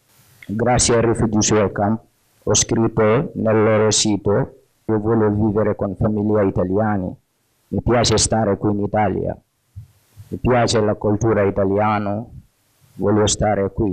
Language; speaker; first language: Italian; non-native, learner; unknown